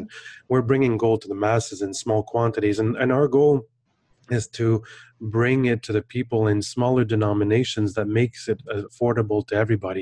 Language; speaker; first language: English; non-native, fluent; French